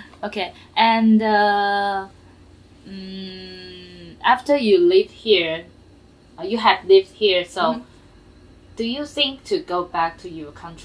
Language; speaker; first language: English; non-native, learner; Japanese